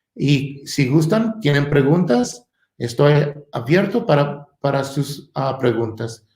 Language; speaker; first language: Spanish; early bilingual, heritage; Spanish